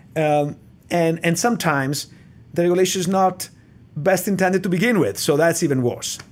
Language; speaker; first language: English; non-native, fluent; Italian